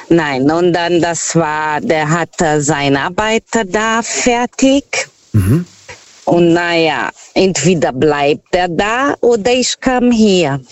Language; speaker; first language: German; non-native, fluent; Portuguese